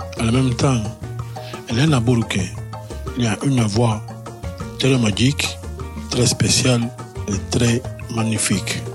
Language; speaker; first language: French; non-native, learner; Spanish